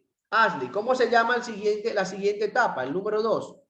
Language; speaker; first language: Spanish; native; Spanish